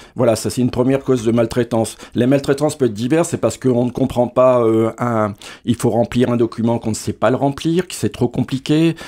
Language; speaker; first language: French; native; French